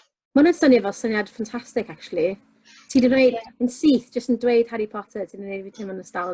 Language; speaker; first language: Welsh; native; Welsh